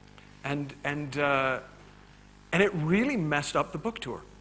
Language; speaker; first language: English; native; English